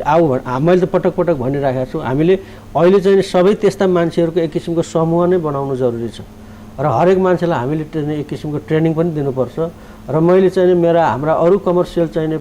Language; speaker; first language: Nepali; native; Nepali